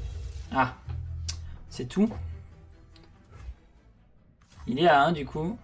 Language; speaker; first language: French; native; French